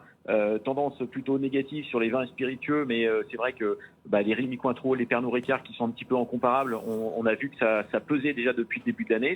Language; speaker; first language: French; native; French